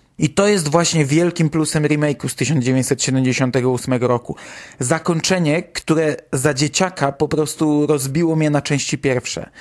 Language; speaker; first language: Polish; native; Polish